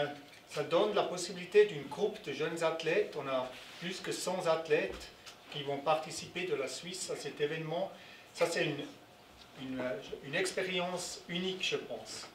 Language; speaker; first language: French; non-native, local second language; German